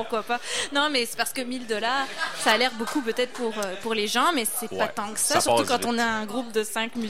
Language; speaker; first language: French; native; French